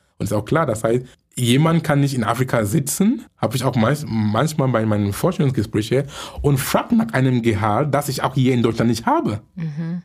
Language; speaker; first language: German; non-native, fluent; English